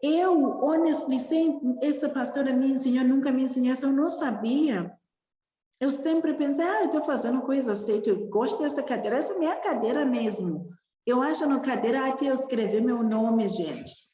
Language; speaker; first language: Portuguese; non-native, learner; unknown